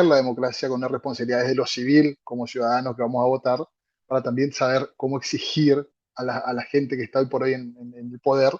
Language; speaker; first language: Spanish; native; Spanish